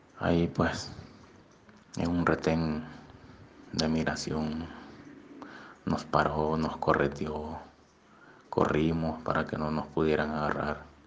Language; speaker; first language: Spanish; native; Spanish